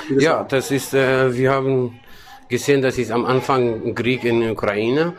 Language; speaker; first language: German; non-native, learner; Kurdish